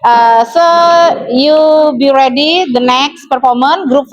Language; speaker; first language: English; non-native, learner; Indonesian